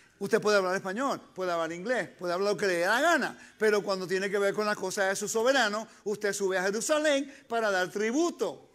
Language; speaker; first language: Spanish; early bilingual, heritage; Spanish